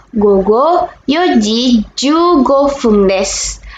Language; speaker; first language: Japanese; non-native, learner; Indonesian